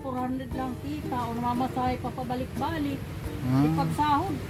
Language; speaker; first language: Filipino; non-native, local second language; Bikol